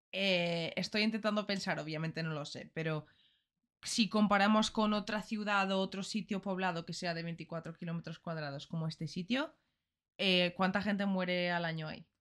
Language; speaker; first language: Spanish; non-native, fluent; English